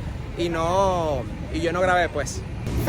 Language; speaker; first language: Spanish; native; Spanish